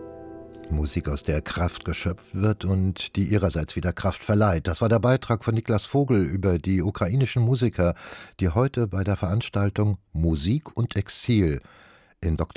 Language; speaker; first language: German; native; German